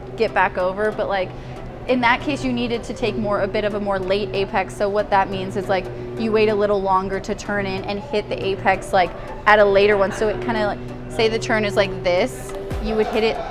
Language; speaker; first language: English; native; English